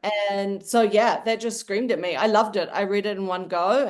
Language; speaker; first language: English; native; English